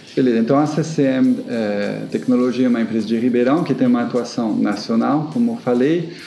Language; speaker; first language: Portuguese; non-native, fluent; French